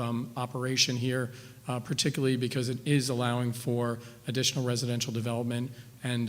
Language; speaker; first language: English; native; English